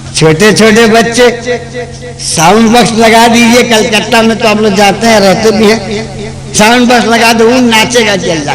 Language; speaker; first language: Hindi; non-native, local second language; Bhojpuri